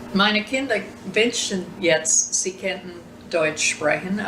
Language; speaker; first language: German; early bilingual, heritage; German